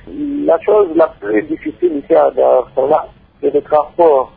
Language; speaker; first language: French; non-native, local second language; Swahili